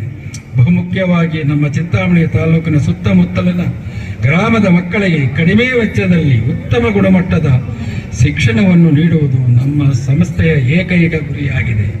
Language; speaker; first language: Kannada; native; Kannada